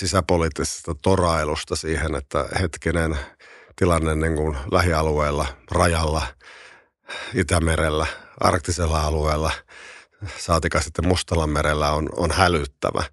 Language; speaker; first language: Finnish; native; Finnish